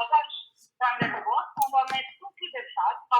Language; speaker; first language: French; non-native, learner; Spanish